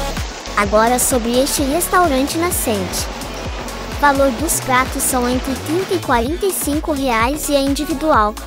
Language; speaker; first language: Portuguese; non-native, fluent; Korean